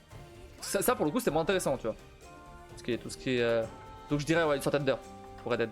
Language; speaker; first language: French; native; French